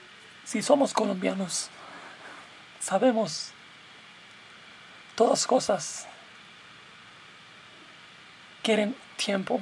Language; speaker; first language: Spanish; non-native, learner; English